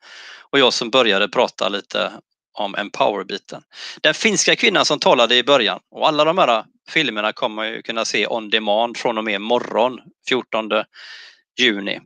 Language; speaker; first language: Swedish; native; Swedish